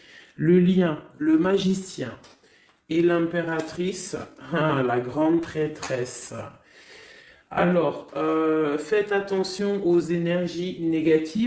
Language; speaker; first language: French; native; French